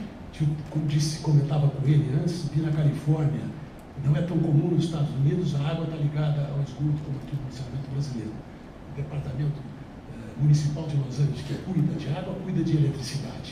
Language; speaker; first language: Portuguese; native; Portuguese